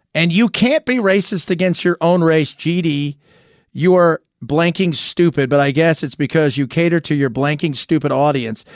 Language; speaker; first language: English; early bilingual, other home language; Spanish